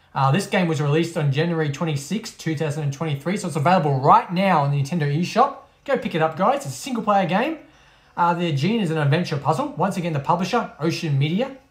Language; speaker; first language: English; native; English